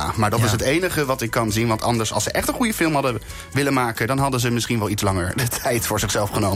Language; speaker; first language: Dutch; native; Dutch